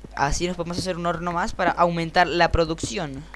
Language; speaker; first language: Spanish; native; Spanish